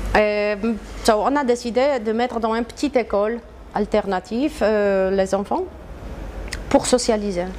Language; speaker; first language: French; non-native, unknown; Polish